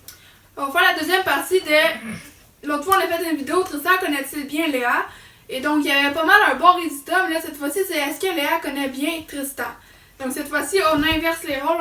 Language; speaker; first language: French; native; French